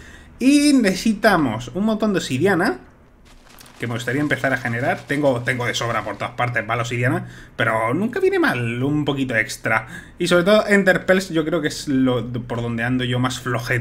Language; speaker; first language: Spanish; native; Spanish